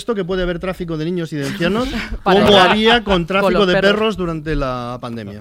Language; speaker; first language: Spanish; native; Spanish